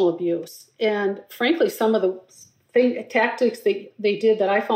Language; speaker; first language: English; native; English